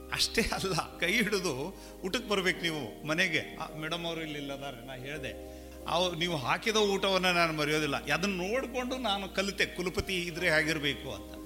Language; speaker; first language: Kannada; native; Kannada